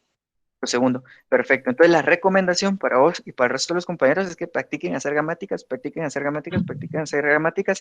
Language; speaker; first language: Spanish; native; Spanish